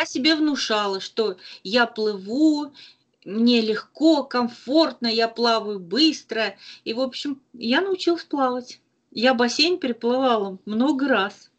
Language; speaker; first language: Russian; native; Russian